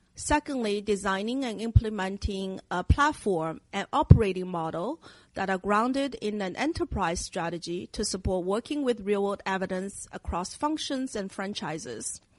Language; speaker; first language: English; non-native, fluent; Chinese